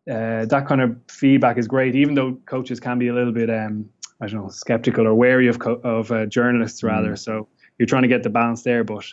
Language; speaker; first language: English; native; English